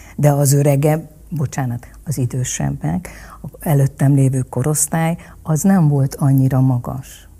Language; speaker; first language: Hungarian; early bilingual, other home language; Vietnamese